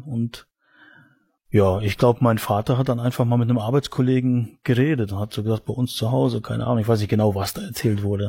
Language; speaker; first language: German; native; German